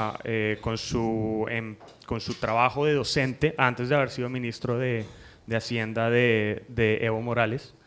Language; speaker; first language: Spanish; native; Spanish